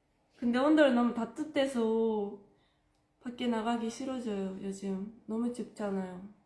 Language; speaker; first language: Korean; non-native, fluent; Japanese